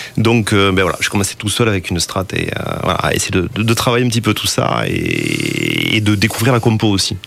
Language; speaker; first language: French; native; French